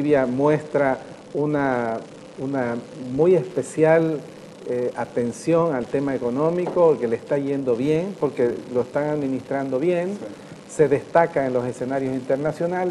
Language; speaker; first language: Spanish; native; Spanish